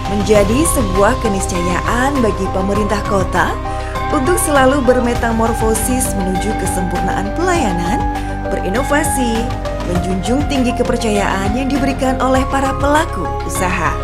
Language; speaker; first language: Indonesian; native; Indonesian